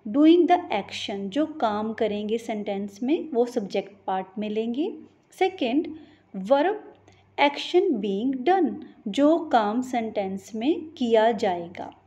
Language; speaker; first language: Hindi; native; Hindi